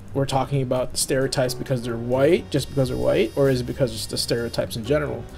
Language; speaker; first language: English; native; English